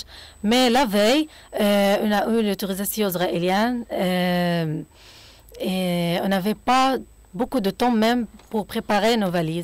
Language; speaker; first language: French; non-native, fluent; Arabic